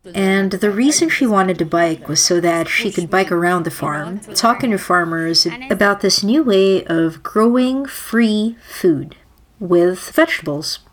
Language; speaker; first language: English; non-native, local second language; Filipino